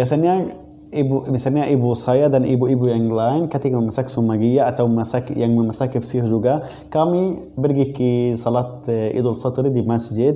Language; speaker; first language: Indonesian; non-native, learner; Arabic